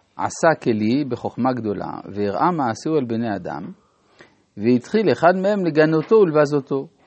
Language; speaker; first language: Hebrew; non-native, fluent; French